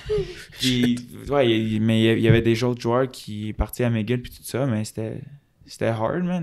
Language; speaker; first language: French; non-native, local second language; English